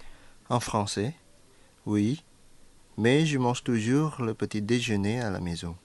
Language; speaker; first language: French; non-native, fluent; Indonesian